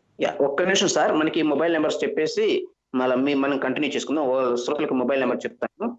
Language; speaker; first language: Telugu; native; Telugu